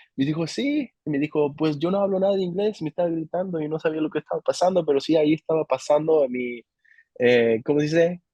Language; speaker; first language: Spanish; non-native, fluent; English